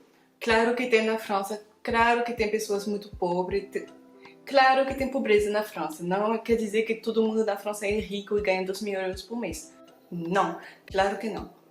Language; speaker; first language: Portuguese; non-native, fluent; French